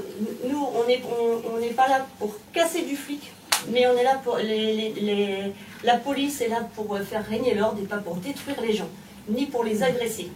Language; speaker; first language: French; native; French